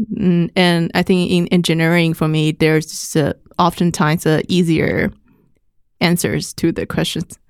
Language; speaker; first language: English; non-native, fluent; Chinese